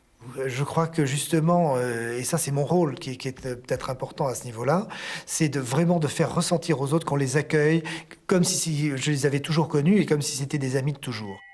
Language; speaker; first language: French; native; French